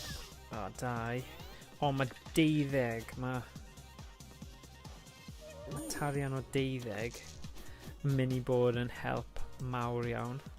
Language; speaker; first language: Welsh; non-native, local second language; English